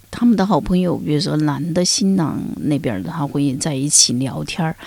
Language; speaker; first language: Chinese; native; Chinese